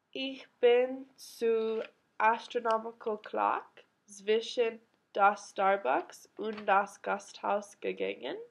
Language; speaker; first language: German; non-native, learner; English